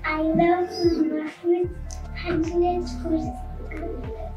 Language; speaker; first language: English; non-native, local second language; Hindi